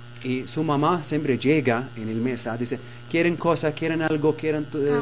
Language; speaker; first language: Spanish; non-native, learner; Arabic